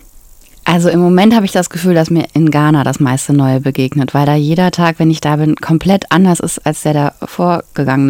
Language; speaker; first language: German; native; German